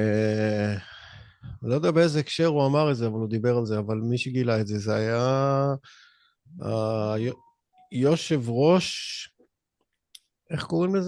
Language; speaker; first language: Hebrew; native; Hebrew